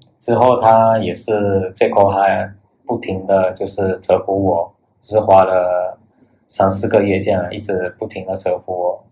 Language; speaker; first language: Chinese; native; Chinese